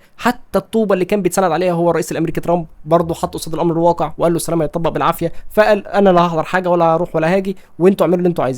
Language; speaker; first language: Arabic; native; Arabic